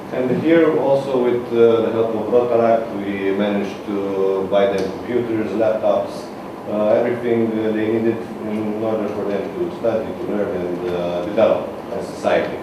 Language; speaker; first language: English; non-native, learner; Romanian